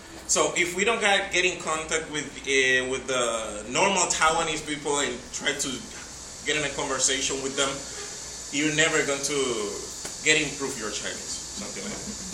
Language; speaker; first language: English; non-native, fluent; Spanish